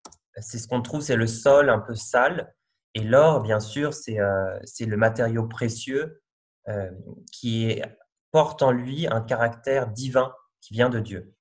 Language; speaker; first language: French; native; French